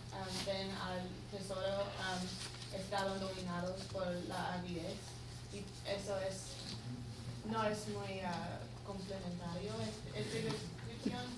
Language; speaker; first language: Spanish; non-native, learner; English